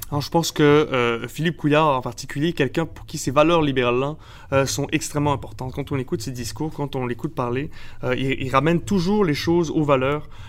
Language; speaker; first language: French; early bilingual, other home language; Spanish